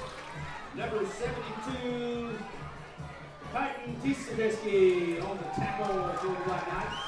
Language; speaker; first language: English; native; English